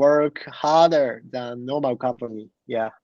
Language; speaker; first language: English; non-native, learner; Japanese